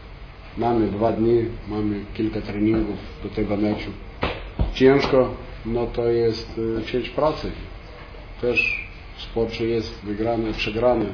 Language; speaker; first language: Polish; non-native, fluent; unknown